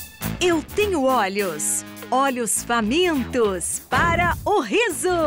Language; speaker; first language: Portuguese; native; Portuguese